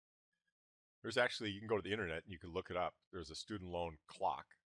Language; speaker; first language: English; native; English